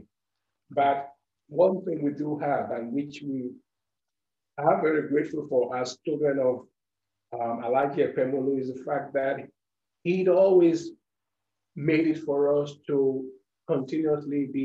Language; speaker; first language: English; non-native, local second language; Yoruba